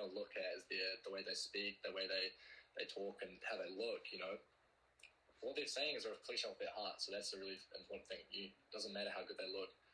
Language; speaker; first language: English; native; English